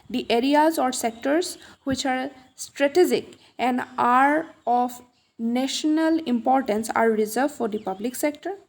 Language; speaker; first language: English; non-native, local second language; Assamese